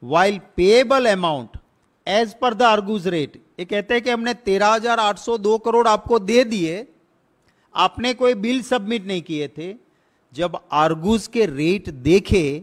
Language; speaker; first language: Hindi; non-native, local second language; Gujarati